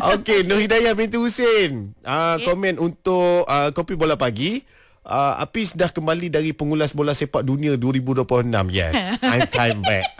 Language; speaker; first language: Malay; native; Malay